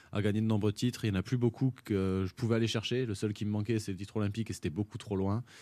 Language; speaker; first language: French; native; French